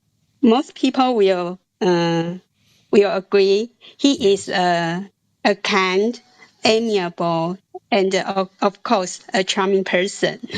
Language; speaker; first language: English; non-native, learner; Chinese